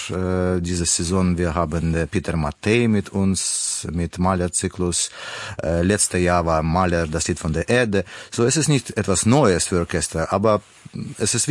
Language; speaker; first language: German; non-native, learner; Russian